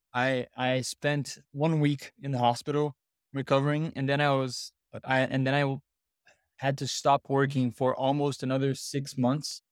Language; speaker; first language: English; non-native, fluent; Portuguese